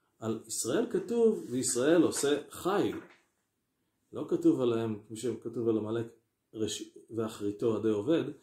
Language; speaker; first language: Hebrew; native; Hebrew